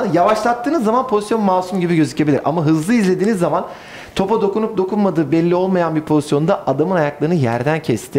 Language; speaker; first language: Turkish; native; Turkish